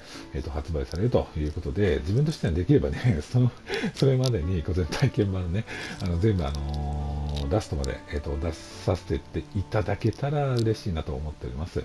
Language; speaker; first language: Japanese; native; Japanese